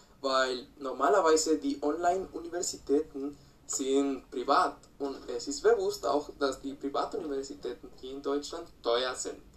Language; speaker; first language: German; non-native, learner; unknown